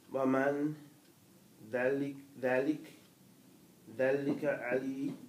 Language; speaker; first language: Arabic; non-native, learner; English